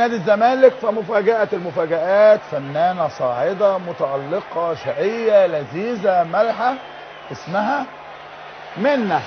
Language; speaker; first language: Arabic; native; Arabic